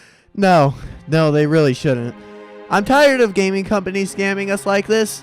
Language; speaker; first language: English; native; English